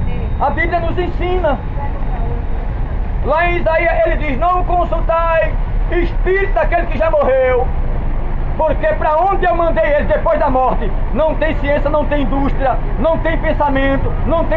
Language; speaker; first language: Portuguese; native; Portuguese